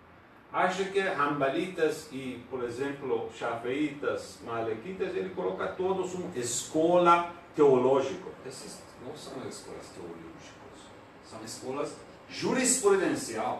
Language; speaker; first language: Portuguese; non-native, learner; Persian